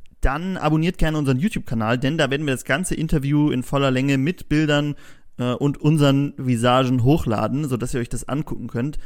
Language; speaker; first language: German; native; German